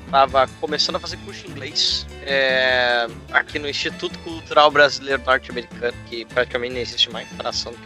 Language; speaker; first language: Portuguese; native; Portuguese